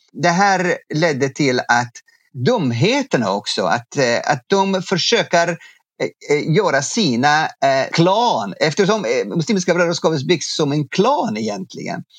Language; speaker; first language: Swedish; non-native, fluent; Arabic